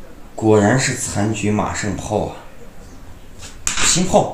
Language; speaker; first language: Chinese; native; Chinese